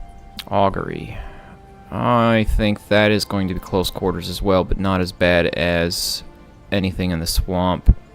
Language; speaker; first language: English; native; English